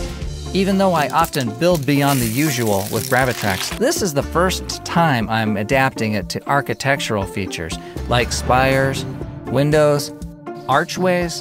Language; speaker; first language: English; native; English